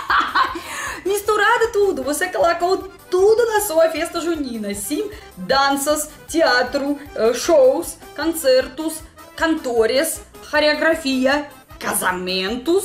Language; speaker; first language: Portuguese; non-native, learner; Russian